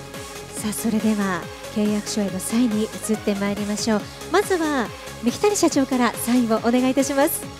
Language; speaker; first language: Japanese; native; Japanese